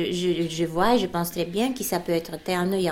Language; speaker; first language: French; non-native, fluent; Bulgarian